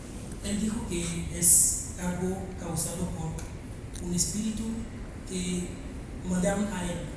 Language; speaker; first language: Spanish; non-native, fluent; Haitian Creole